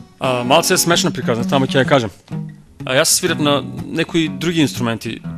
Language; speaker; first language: Macedonian; non-native, local second language; Turkish